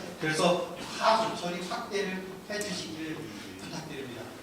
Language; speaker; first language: Korean; native; Korean